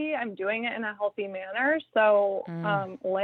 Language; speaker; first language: English; native; English